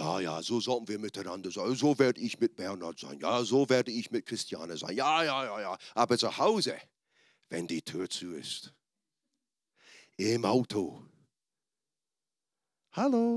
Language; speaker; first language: German; non-native, fluent; English